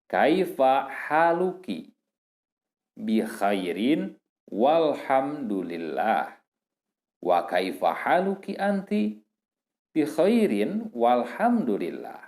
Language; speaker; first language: Arabic; non-native, fluent; Indonesian